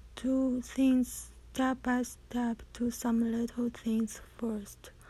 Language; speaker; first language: English; non-native, learner; Chinese